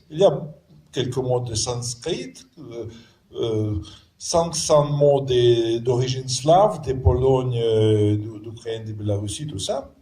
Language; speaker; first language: French; non-native, fluent; Russian